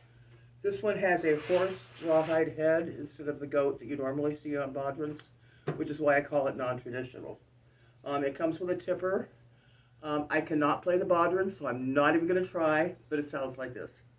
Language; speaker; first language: English; native; English